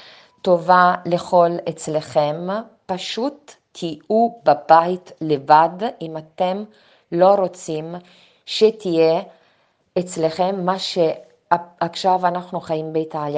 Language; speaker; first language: Hebrew; non-native, fluent; Italian